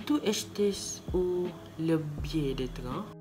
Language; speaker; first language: French; non-native, learner; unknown